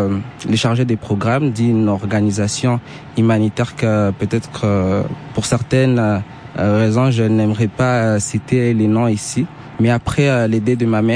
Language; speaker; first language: French; non-native, local second language; Swahili